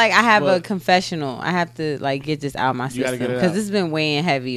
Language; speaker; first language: English; native; English